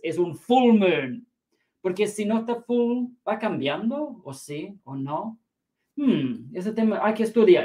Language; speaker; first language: Spanish; non-native, fluent; English